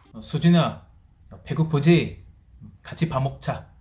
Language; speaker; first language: Korean; non-native, fluent; Filipino